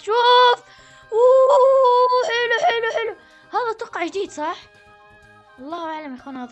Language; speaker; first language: Arabic; native; Arabic